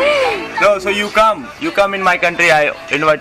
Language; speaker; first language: English; non-native, learner; Hindi